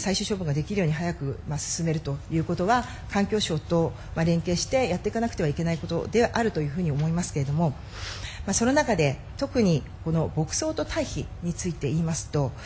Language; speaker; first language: Japanese; native; Japanese